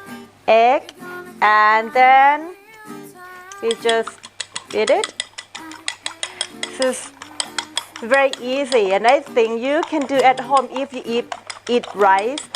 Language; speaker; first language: English; non-native, fluent; Thai